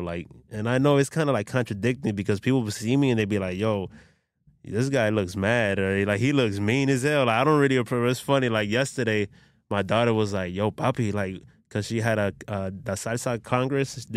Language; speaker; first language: English; early bilingual, other home language; Spanish